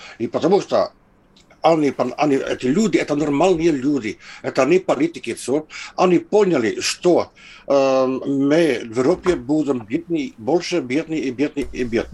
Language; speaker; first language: Russian; non-native, fluent; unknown